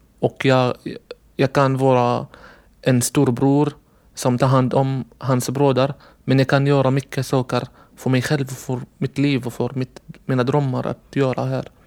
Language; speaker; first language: Swedish; non-native, learner; Arabic